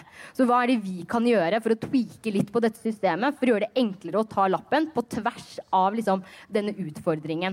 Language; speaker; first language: Norwegian; early bilingual, other home language; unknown